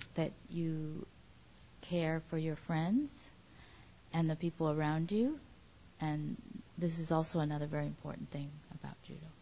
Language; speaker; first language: English; early bilingual, other home language; Japanese